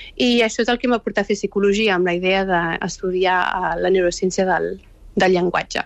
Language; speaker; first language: Catalan; early bilingual, other home language; Urdu